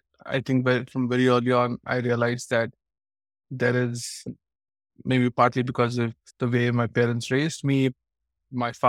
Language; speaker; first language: English; non-native, local second language; Telugu